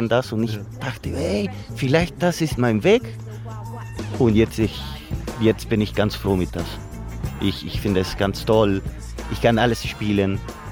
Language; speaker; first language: German; non-native, learner; Spanish